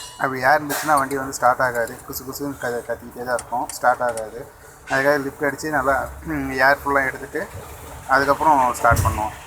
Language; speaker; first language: Tamil; native; Tamil